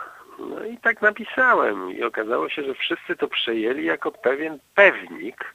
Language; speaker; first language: Polish; native; Polish